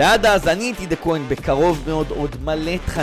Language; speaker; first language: Hebrew; native; Hebrew